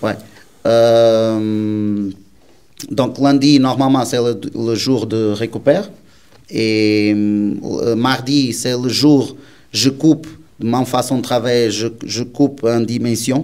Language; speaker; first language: French; non-native, learner; Portuguese